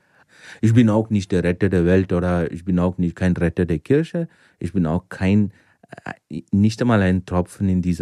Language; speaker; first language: German; non-native, fluent; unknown